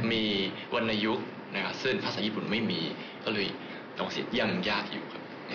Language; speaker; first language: Thai; non-native, fluent; Japanese